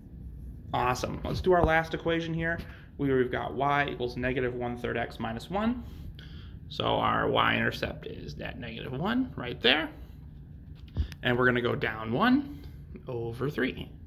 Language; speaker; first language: English; native; English